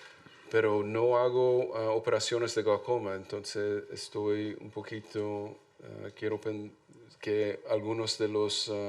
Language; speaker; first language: Spanish; non-native, learner; English